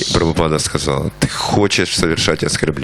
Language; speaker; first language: Russian; native; Russian